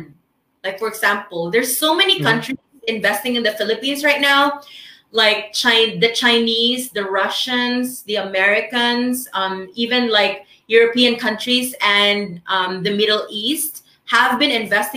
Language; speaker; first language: English; non-native, local second language; Filipino